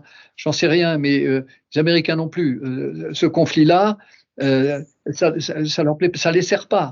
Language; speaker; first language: French; native; French